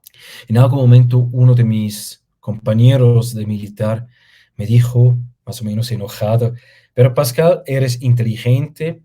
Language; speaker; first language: Spanish; non-native, fluent; German